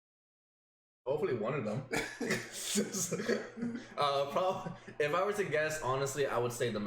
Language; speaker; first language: English; native; English